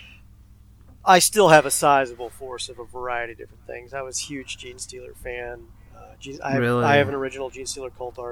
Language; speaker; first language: English; native; English